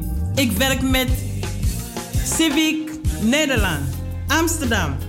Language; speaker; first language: Dutch; non-native, fluent; Mandingo